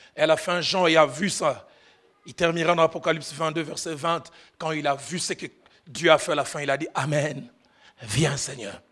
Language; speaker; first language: French; non-native, local second language; Lingala